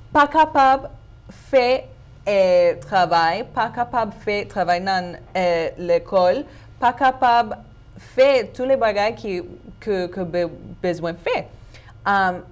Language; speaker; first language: Haitian Creole; non-native, learner; English